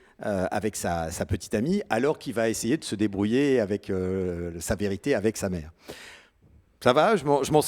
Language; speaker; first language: French; native; French